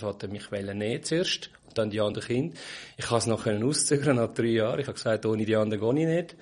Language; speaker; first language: German; non-native, fluent; Portuguese